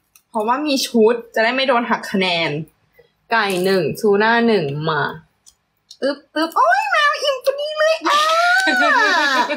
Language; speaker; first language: Thai; early bilingual, heritage; Thai